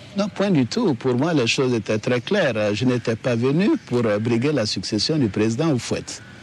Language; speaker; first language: French; non-native, local second language; Dyula